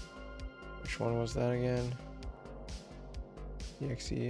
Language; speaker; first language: English; native; English